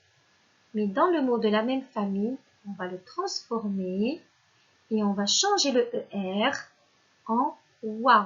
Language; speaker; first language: French; non-native, local second language; Arabic